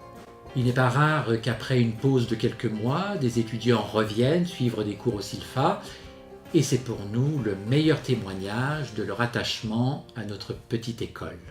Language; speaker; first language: French; native; French